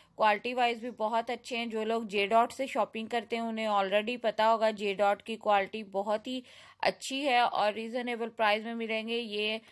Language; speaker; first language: Urdu; native; Urdu